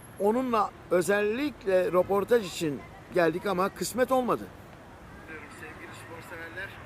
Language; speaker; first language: Turkish; native; Turkish